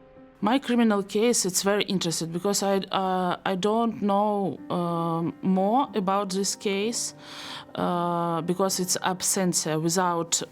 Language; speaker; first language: English; non-native, learner; Belarusian